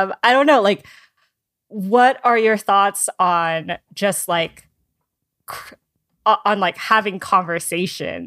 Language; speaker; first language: English; native; English